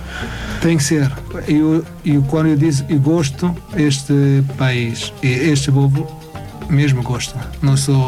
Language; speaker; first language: Portuguese; non-native, learner; Arabic